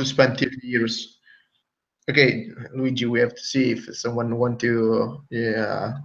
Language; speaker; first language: English; non-native, fluent; Italian